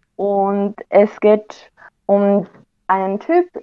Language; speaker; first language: German; non-native, fluent; Romanian